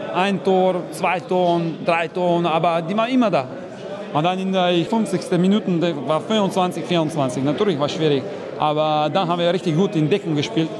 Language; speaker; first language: German; non-native, fluent; Slovenian